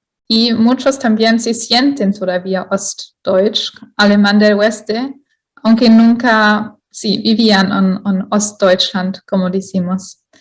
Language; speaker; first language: Spanish; non-native, fluent; German